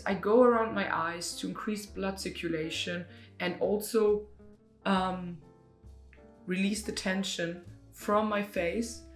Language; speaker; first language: English; non-native, fluent; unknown